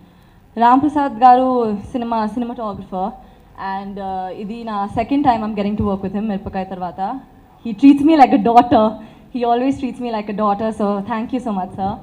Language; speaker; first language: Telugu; non-native, learner; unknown